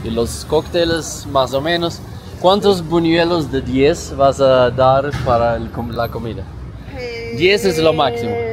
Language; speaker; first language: Spanish; non-native, learner; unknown